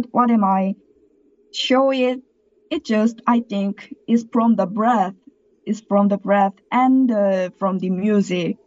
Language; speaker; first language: English; non-native, learner; Korean